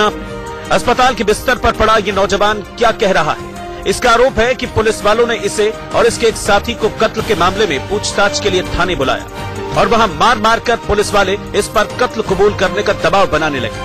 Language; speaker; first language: Hindi; native; Hindi